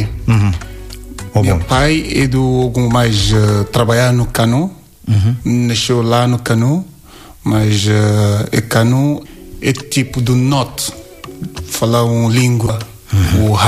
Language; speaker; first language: Portuguese; non-native, learner; Yoruba